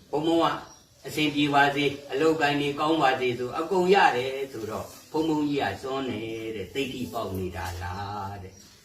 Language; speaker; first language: Burmese; native; Burmese